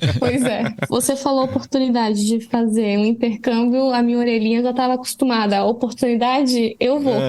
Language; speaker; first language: Portuguese; native; Portuguese